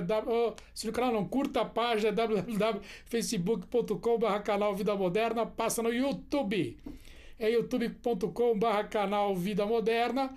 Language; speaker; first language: Portuguese; native; Portuguese